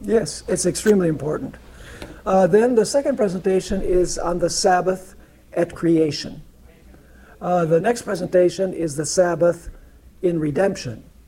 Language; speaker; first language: English; early bilingual, other home language; Spanish